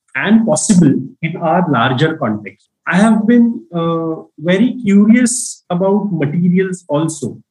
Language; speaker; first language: English; non-native, local second language; Marathi